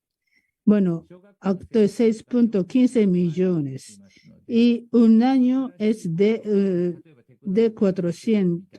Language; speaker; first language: Spanish; non-native, learner; Japanese